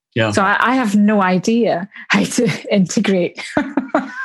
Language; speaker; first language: English; native; English